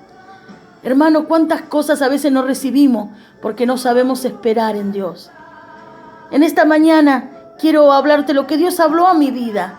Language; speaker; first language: Spanish; native; Spanish